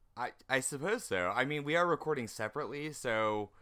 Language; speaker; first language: English; native; English